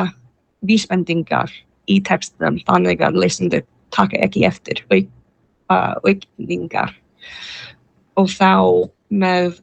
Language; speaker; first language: Icelandic; non-native, learner; English